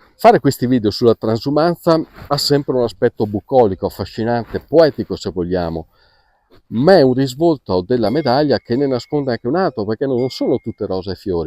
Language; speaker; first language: Italian; native; Italian